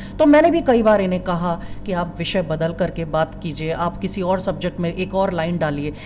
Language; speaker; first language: Hindi; native; Hindi